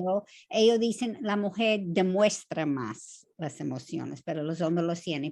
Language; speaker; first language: Spanish; non-native, fluent; English